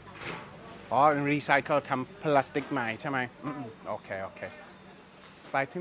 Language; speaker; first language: Thai; non-native, learner; English